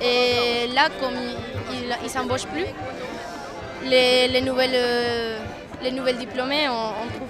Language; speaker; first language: French; non-native, learner; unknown